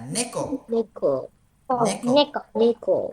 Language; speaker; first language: Japanese; non-native, fluent; Malay